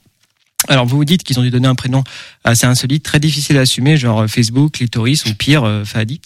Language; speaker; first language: French; native; French